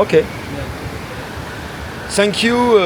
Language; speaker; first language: English; non-native, learner; French